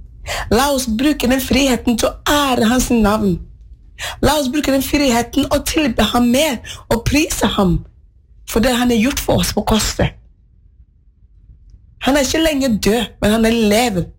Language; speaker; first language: Norwegian; non-native, fluent; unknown